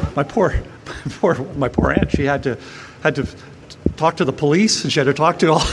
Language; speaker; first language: English; native; English